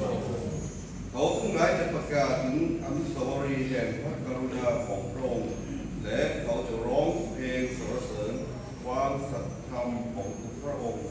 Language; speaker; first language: Thai; non-native, local second language; Lahu